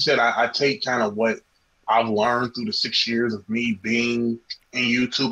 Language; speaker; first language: English; native; English